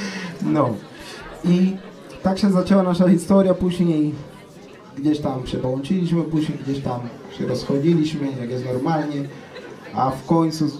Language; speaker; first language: Polish; non-native, fluent; Ukrainian